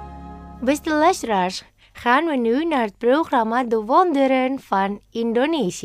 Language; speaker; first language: Dutch; non-native, fluent; Indonesian